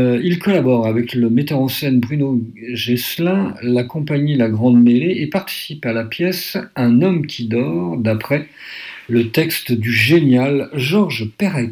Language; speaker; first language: French; native; French